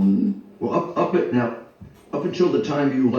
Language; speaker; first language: English; native; English